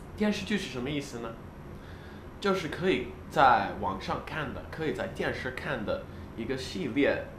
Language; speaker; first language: Chinese; non-native, learner; English